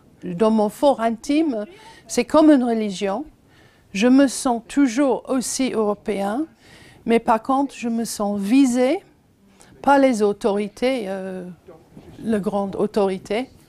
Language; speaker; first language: French; non-native, fluent; English